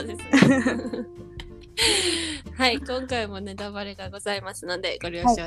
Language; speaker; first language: Japanese; early bilingual, heritage; Japanese